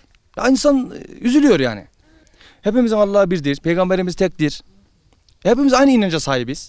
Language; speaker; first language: Turkish; native; Turkish